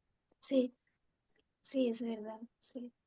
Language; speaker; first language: Spanish; non-native, fluent; Arabic